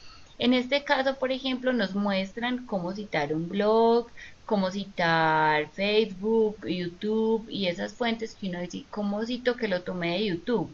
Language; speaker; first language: Spanish; native; Spanish